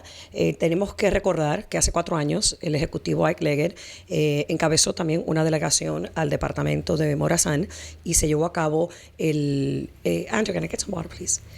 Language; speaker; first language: Spanish; native; Spanish